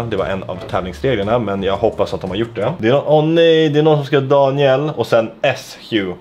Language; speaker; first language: Swedish; native; Swedish